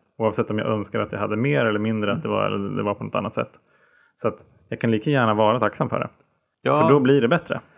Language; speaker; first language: Swedish; native; Swedish